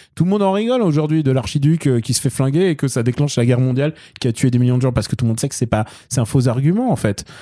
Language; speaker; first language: French; early bilingual, other home language; Russian